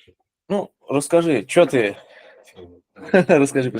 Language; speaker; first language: Russian; native; Russian